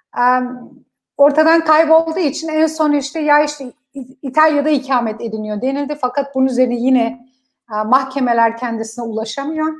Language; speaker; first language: Turkish; non-native, fluent; Kurdish